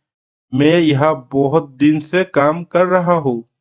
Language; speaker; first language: Hindi; non-native, local second language; Bangla